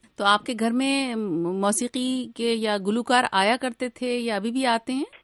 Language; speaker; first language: Urdu; native; Urdu